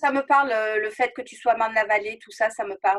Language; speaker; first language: French; native; French